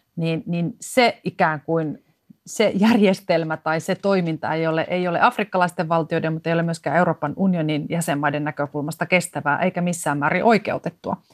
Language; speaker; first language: Finnish; native; Finnish